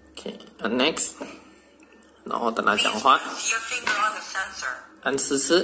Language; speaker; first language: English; non-native, local second language; Chinese